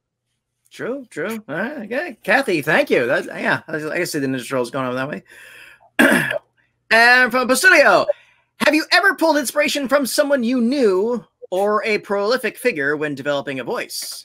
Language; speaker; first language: English; native; English